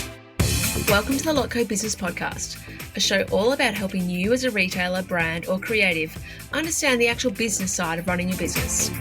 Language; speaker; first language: English; native; English